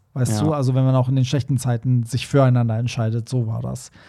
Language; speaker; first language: German; non-native, fluent; Persian